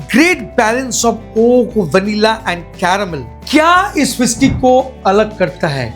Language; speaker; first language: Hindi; non-native, local second language; Bangla